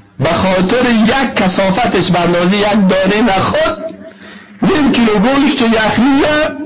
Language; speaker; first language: Persian; native; Persian